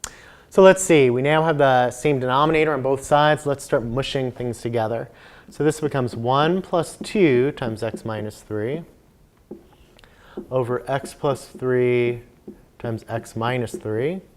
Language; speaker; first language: English; native; English